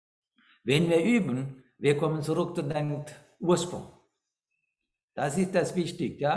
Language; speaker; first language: German; non-native, fluent; Sinhala